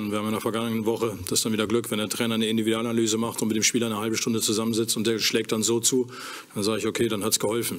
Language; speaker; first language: German; native; German